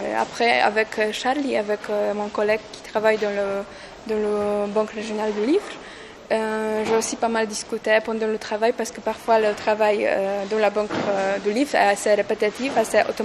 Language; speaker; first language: French; non-native, fluent; Polish